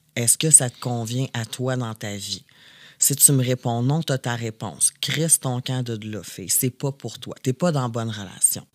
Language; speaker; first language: French; native; French